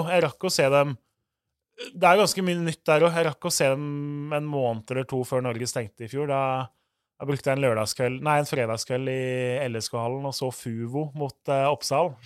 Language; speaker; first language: Norwegian; native; Norwegian